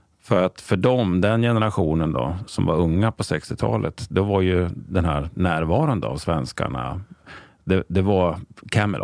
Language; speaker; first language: Swedish; native; Swedish